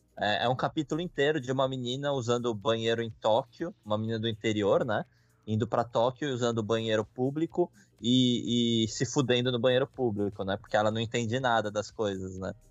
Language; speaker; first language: Portuguese; native; Portuguese